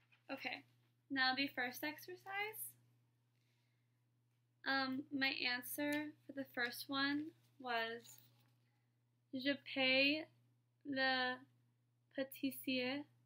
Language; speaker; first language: English; native; English